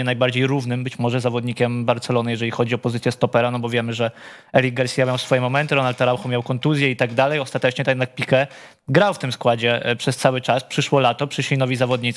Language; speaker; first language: Polish; native; Polish